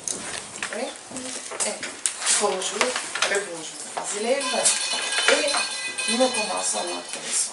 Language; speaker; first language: French; non-native, fluent; Ukrainian